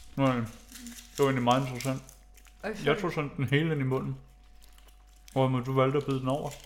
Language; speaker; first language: Danish; native; Danish